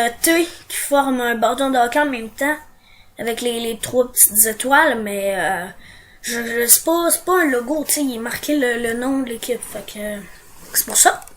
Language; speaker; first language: French; native; French